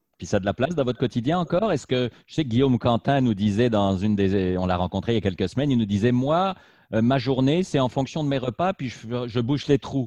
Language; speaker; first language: French; native; French